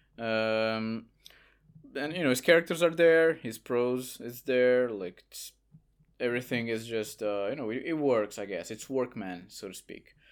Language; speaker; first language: English; non-native, fluent; Portuguese